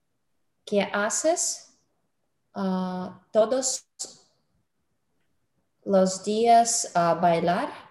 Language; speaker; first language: Spanish; non-native, learner; English